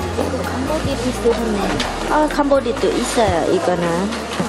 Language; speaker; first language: Korean; non-native, learner; Khmer